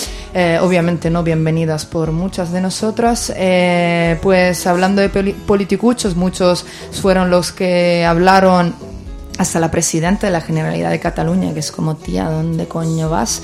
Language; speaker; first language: Spanish; native; Spanish